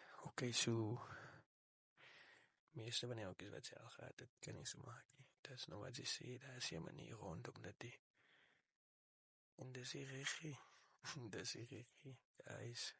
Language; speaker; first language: Dutch; non-native, learner; Afrikaans